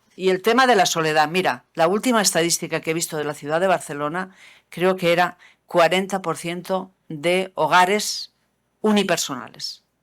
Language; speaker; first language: Spanish; non-native, local second language; Catalan